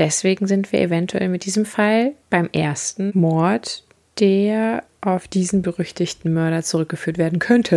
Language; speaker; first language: German; native; German